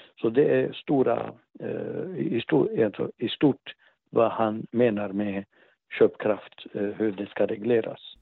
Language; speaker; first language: Swedish; non-native, fluent; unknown